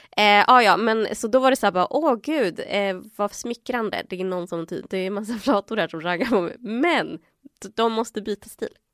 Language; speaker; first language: Swedish; early bilingual, other home language; Spanish